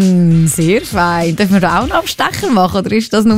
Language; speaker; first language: German; native; German